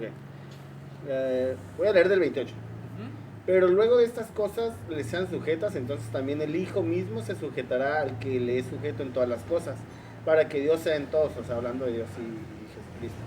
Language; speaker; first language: Spanish; native; Spanish